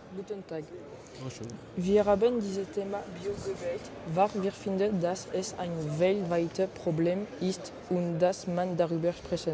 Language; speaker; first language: German; non-native, learner; French